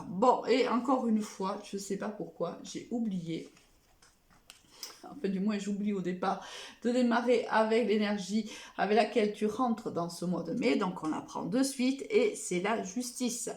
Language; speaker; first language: French; native; French